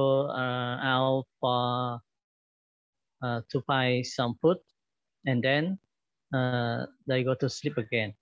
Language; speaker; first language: English; non-native, learner; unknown